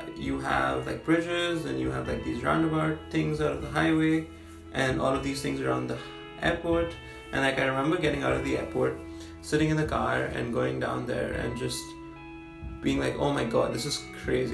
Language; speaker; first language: English; non-native, local second language; Hindi